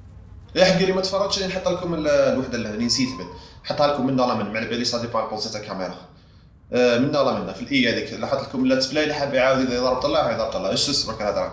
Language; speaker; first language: Arabic; native; Arabic